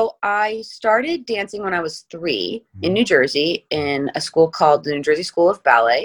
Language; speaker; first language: English; native; English